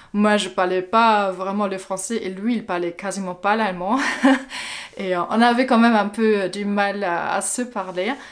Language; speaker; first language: French; non-native, fluent; German